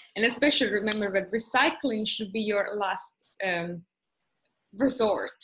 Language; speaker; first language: English; non-native, fluent; Italian